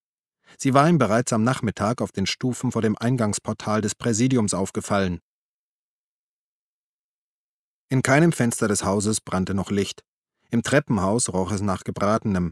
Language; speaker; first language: German; native; German